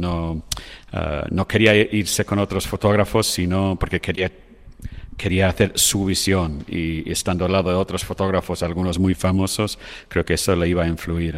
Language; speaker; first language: Spanish; non-native, fluent; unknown